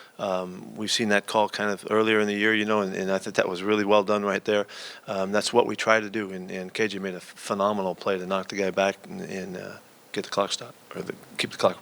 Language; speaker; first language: English; native; English